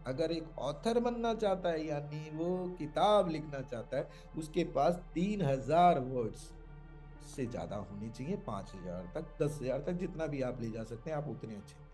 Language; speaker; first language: Hindi; non-native, local second language; Malayalam